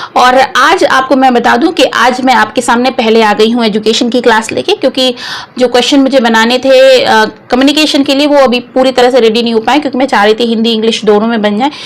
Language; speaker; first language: Hindi; native; Hindi